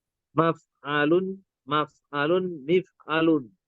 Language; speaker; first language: Arabic; non-native, learner; Indonesian